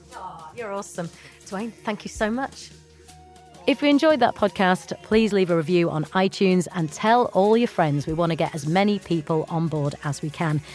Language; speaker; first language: English; native; English